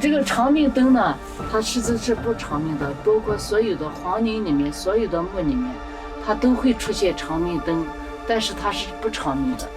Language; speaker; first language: Chinese; native; Chinese